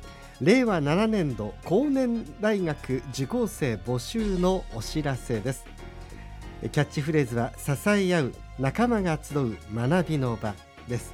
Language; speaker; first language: Japanese; native; Japanese